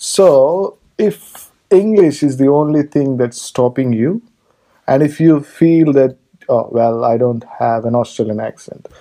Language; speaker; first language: English; non-native, local second language; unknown